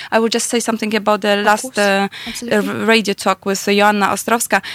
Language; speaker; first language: English; non-native, fluent; Polish